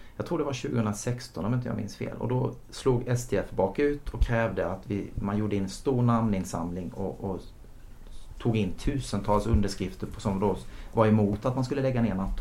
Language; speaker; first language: Swedish; native; Swedish